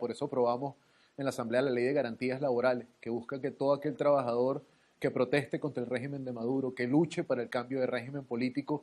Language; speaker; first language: Spanish; native; Spanish